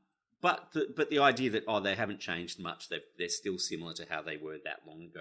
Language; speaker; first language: English; native; English